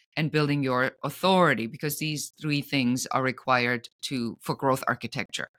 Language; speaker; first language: English; non-native, fluent; German